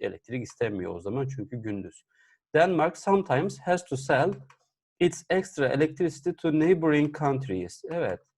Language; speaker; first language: English; non-native, fluent; Turkish